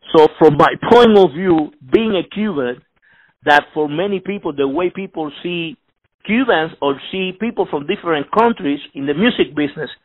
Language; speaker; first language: English; non-native, fluent; Spanish